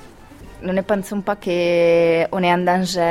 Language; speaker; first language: French; non-native, fluent; Italian